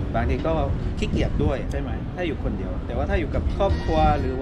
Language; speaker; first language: Thai; non-native, fluent; Korean